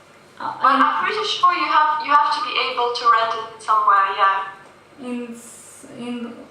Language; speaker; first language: English; non-native, fluent; Russian